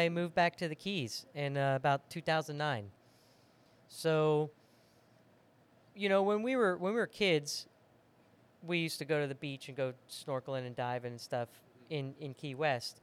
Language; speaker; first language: English; native; English